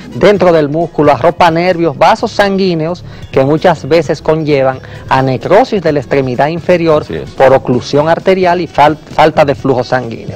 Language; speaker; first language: Spanish; native; Spanish